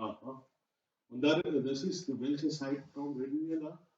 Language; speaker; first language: German; non-native, learner; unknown